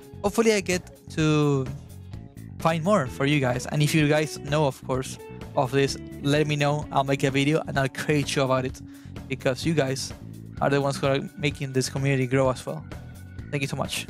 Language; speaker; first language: English; non-native, fluent; Spanish